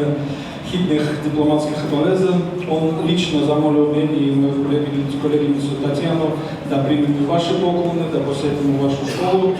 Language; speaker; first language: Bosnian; non-native, fluent; Russian